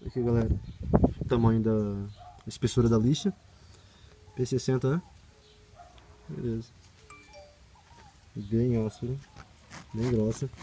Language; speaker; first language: Portuguese; native; Portuguese